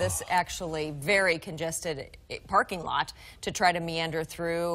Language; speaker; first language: English; native; English